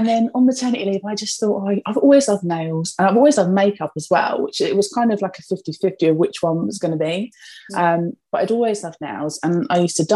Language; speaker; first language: English; native; English